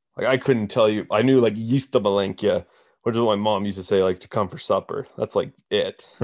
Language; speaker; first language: English; native; English